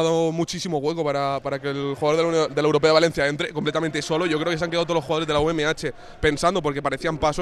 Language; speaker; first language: Spanish; native; Spanish